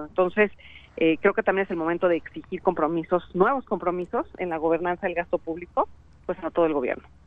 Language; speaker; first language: Spanish; native; Spanish